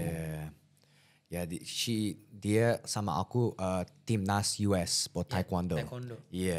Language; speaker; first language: Indonesian; early bilingual, heritage; English